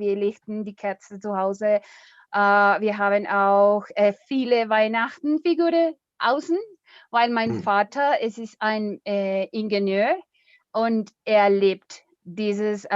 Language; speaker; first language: German; non-native, learner; Spanish